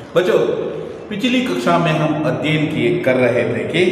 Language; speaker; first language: Hindi; non-native, local second language; Kannada